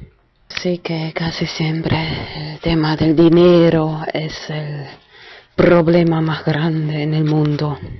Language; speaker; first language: Spanish; non-native, fluent; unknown